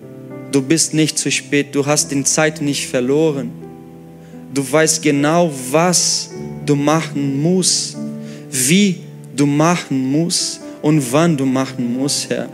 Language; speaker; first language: German; non-native, fluent; Portuguese